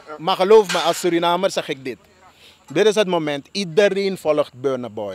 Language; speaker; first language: Dutch; native; Dutch